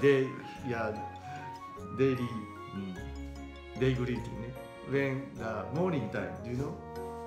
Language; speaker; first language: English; non-native, learner; Japanese